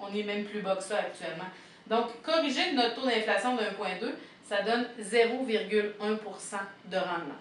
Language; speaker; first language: French; native; French